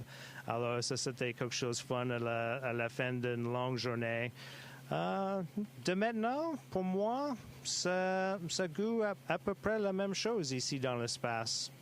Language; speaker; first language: French; non-native, local second language; English